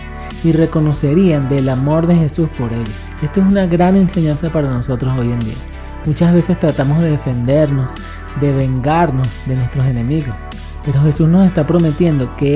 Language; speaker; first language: Spanish; native; Spanish